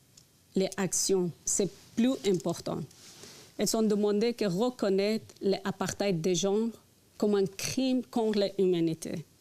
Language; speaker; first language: French; non-native, learner; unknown